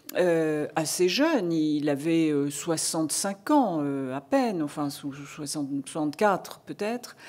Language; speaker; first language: French; native; French